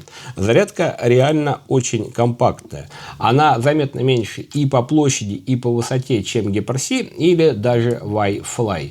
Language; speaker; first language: Russian; native; Russian